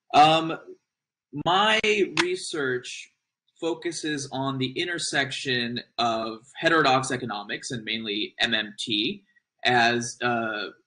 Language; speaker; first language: English; native; English